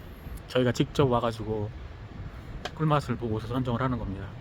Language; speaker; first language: Korean; native; Korean